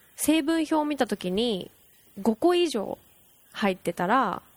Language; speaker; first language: Japanese; native; Japanese